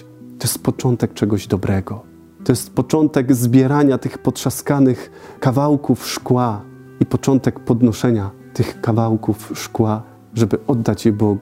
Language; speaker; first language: Polish; native; Polish